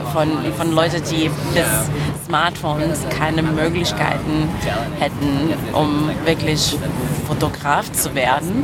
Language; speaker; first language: German; non-native, fluent; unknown